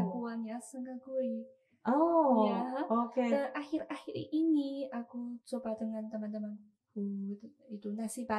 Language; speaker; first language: Indonesian; non-native, learner; Chinese